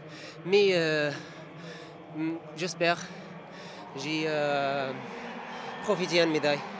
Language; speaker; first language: French; non-native, learner; Arabic